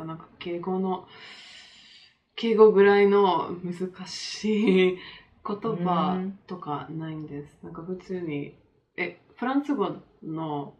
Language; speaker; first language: Japanese; non-native, fluent; French